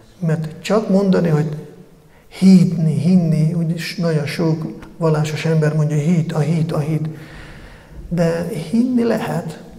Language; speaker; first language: Hungarian; non-native, fluent; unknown